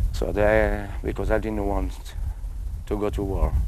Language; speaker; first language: English; non-native, fluent; Hebrew